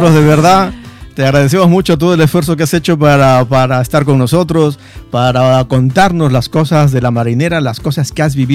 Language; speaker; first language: Spanish; native; Spanish